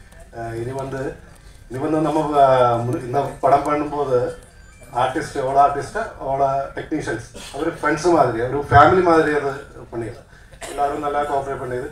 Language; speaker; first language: Tamil; non-native, learner; Malayalam